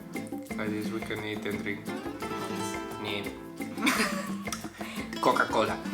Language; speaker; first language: English; non-native, learner; Spanish